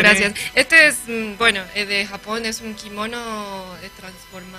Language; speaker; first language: Spanish; non-native, learner; Japanese